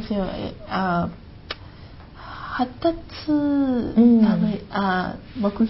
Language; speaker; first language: Japanese; non-native, learner; Chinese